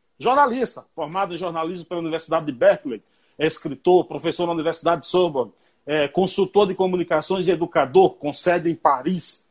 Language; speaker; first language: Portuguese; native; Portuguese